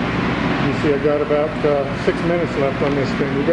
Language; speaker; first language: English; native; English